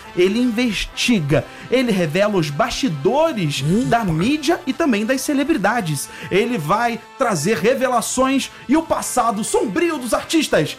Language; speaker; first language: Portuguese; native; Portuguese